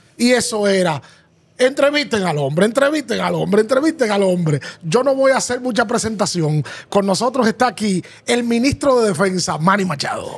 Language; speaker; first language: Spanish; native; Spanish